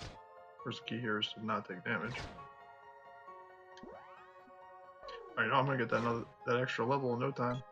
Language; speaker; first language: English; native; English